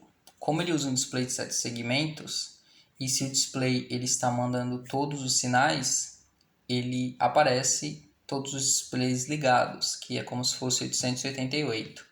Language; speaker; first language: Portuguese; native; Portuguese